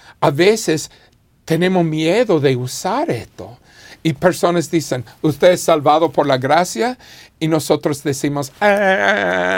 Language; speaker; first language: Spanish; non-native, fluent; English